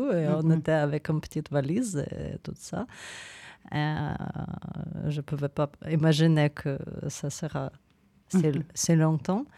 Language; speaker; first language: French; non-native, fluent; Ukrainian